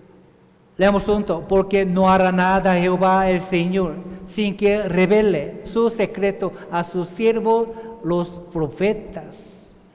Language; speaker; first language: Spanish; non-native, fluent; Korean